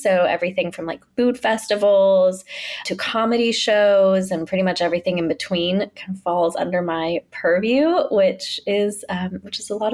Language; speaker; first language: English; native; English